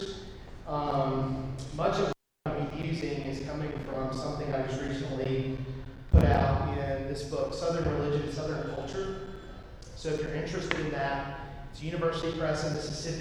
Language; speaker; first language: English; native; English